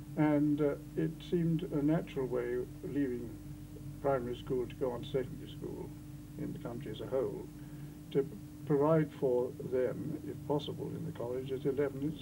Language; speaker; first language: English; native; English